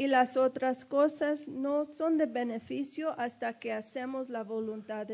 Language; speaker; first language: Spanish; early bilingual, heritage; English